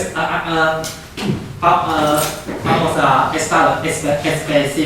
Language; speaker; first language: Spanish; non-native, fluent; Chinese